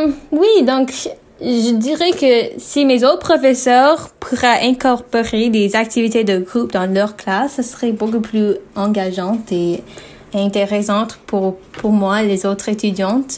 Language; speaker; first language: French; non-native, learner; English